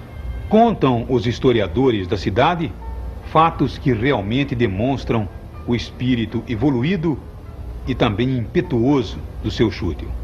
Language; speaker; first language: Portuguese; native; Portuguese